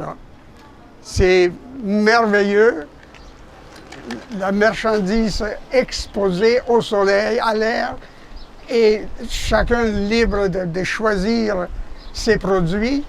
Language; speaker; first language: French; non-native, fluent; Italian